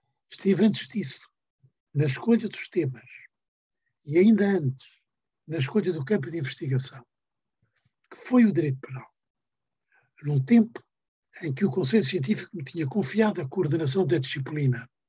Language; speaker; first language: Portuguese; native; Portuguese